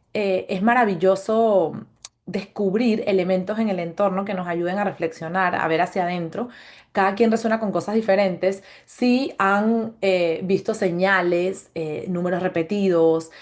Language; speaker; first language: Spanish; native; Spanish